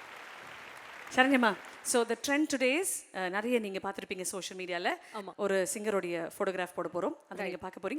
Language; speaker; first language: Tamil; native; Tamil